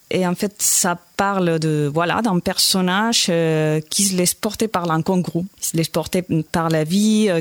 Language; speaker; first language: French; non-native, fluent; Spanish